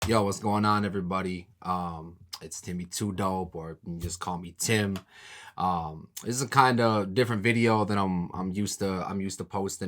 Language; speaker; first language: English; native; English